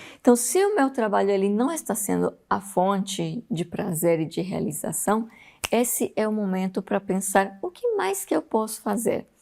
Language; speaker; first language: Portuguese; non-native, fluent; Spanish